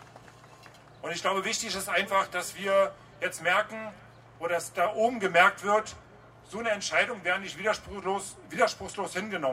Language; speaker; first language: German; native; German